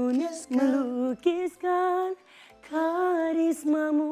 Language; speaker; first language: Indonesian; non-native, fluent; Thai